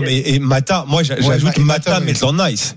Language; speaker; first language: French; native; French